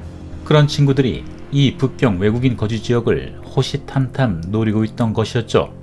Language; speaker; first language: Korean; native; Korean